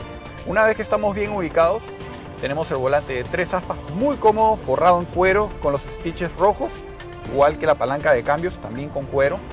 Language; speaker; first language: Spanish; native; Spanish